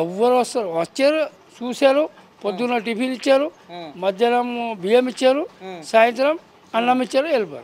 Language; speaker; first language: Telugu; non-native, local second language; Urdu